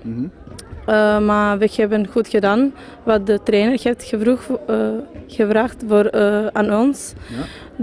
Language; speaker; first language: Dutch; non-native, fluent; Serbian